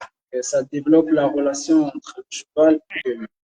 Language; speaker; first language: French; non-native, local second language; Arabic